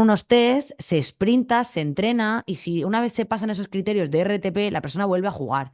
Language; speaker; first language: Spanish; native; Spanish